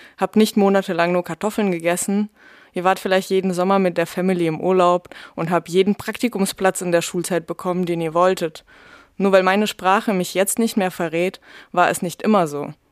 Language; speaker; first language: German; early bilingual, other home language; Russian